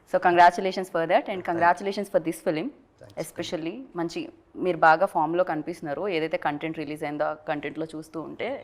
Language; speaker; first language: Telugu; native; Telugu